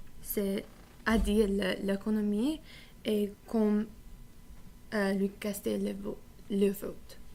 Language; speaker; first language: French; non-native, learner; English